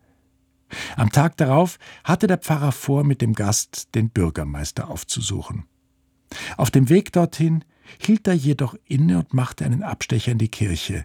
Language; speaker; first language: German; native; German